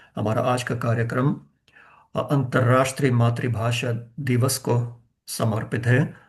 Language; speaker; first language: Hindi; non-native, fluent; Ukrainian